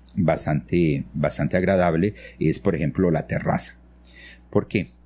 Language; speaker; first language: Spanish; native; Spanish